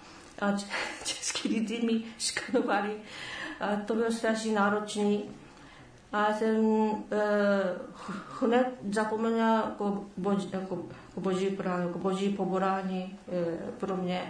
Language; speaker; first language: Czech; non-native, learner; Japanese